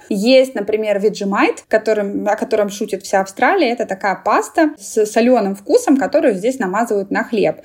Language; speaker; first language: Russian; native; Russian